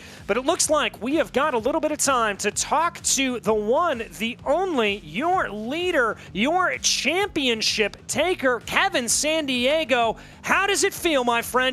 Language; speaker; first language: English; native; English